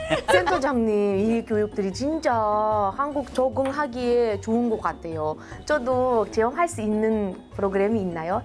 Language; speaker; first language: Korean; non-native, fluent; Uzbek